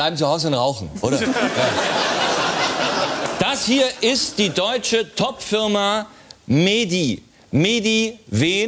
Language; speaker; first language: German; native; German